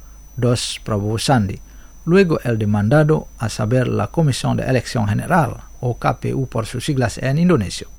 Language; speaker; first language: Spanish; non-native, fluent; Indonesian